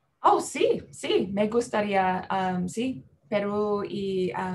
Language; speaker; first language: Spanish; non-native, learner; English